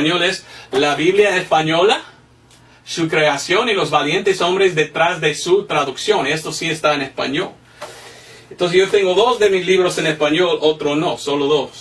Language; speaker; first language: Spanish; non-native, fluent; English